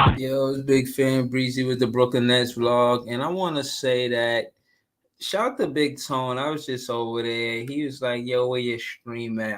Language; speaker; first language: English; native; English